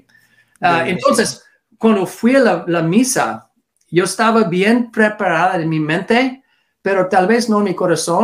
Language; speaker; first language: Spanish; non-native, learner; English